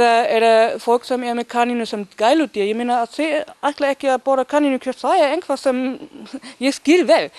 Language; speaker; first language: Icelandic; non-native, learner; Danish